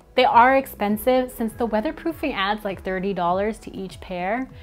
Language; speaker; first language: English; native; English